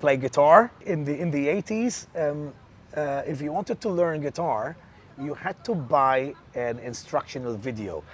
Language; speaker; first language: English; non-native, local second language; Maltese